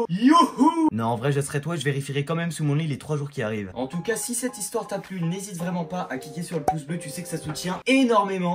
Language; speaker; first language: French; native; French